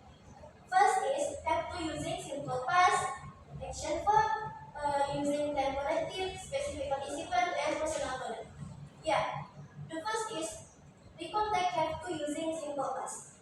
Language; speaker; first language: English; non-native, learner; Indonesian